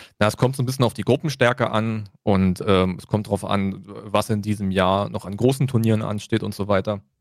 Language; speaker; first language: German; native; German